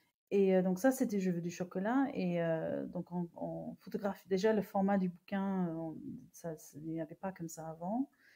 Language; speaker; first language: French; non-native, fluent; English